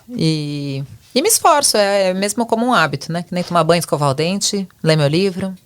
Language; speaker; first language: Portuguese; native; Portuguese